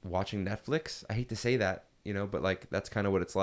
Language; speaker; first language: English; native; English